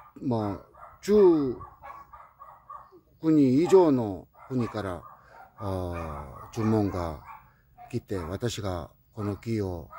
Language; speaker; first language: Japanese; non-native, learner; Korean